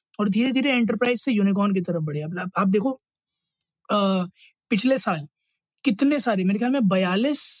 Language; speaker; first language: Hindi; native; Hindi